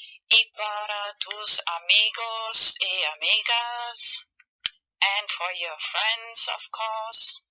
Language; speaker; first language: Spanish; non-native, fluent; German